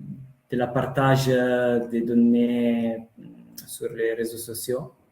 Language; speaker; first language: French; non-native, fluent; Italian